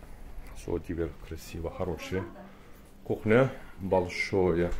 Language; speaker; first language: Russian; non-native, learner; Turkish